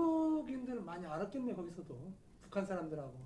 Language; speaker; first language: Korean; native; Korean